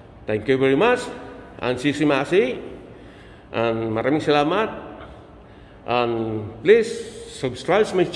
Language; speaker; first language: English; non-native, learner; Filipino